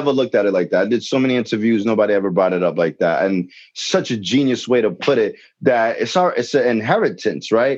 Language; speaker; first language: English; native; English